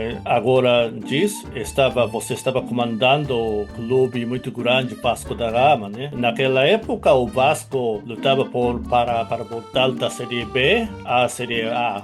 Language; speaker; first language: Portuguese; non-native, fluent; Japanese